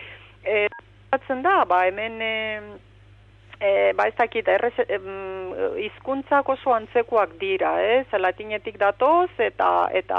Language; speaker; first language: Basque; non-native, fluent; Romanian